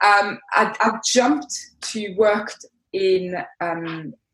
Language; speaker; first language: English; non-native, fluent; French